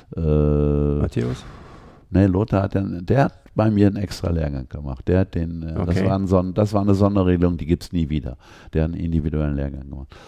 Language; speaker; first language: German; native; German